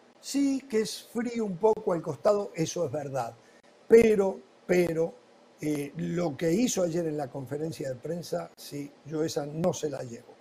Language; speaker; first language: Spanish; native; Spanish